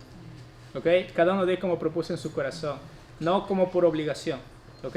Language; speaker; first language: Spanish; native; Spanish